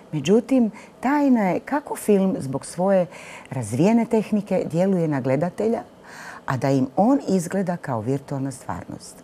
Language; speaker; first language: Croatian; native; Croatian